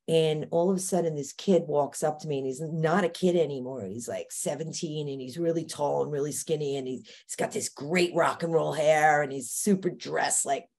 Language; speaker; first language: English; native; English